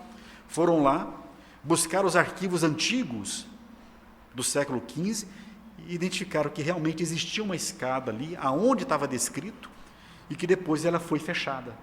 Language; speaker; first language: Portuguese; native; Portuguese